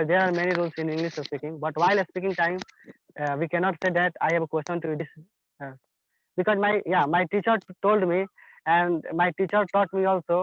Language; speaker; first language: English; non-native, learner; Hindi